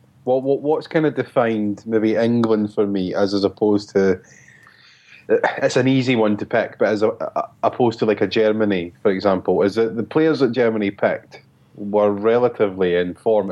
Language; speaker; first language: English; native; English